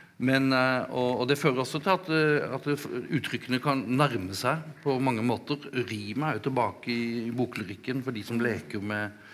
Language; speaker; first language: Norwegian; native; Norwegian